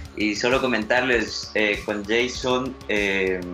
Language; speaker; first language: Spanish; native; Spanish